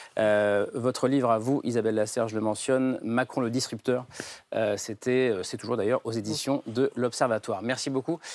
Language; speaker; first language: French; native; French